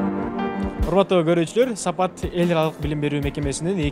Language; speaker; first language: Kyrgyz; native; Kyrgyz